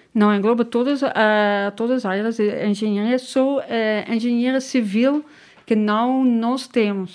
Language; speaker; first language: Portuguese; non-native, learner; Dutch